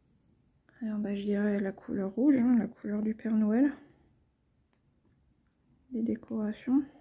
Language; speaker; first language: French; native; French